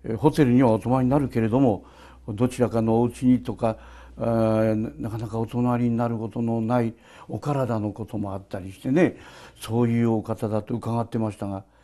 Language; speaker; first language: Japanese; native; Japanese